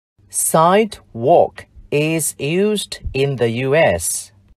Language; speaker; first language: English; non-native, fluent; Vietnamese